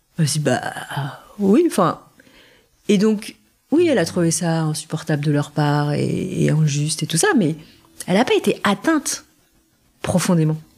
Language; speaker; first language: French; native; French